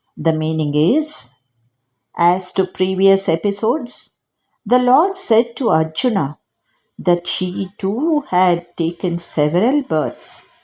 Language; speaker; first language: English; non-native, local second language; Kannada